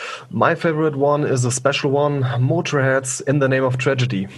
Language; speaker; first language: English; non-native, fluent; German